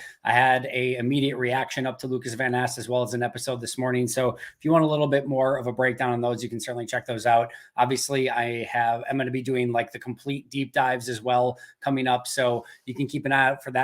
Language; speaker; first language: English; native; English